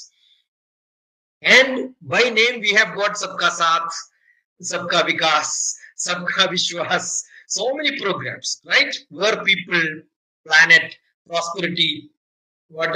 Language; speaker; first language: English; non-native, local second language; Malayalam